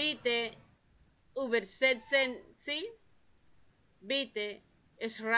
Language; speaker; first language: German; non-native, learner; Spanish